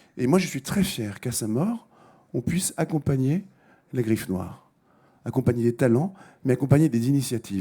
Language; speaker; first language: French; native; French